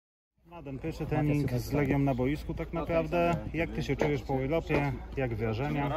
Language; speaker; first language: Polish; native; Polish